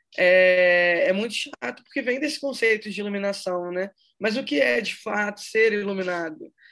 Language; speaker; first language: Portuguese; native; Portuguese